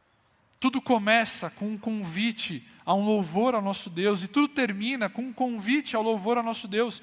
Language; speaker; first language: Portuguese; native; Portuguese